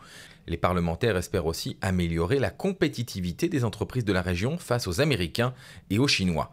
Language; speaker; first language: French; native; French